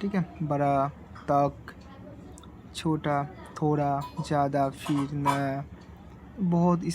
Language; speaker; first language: Hindi; non-native, local second language; Bangla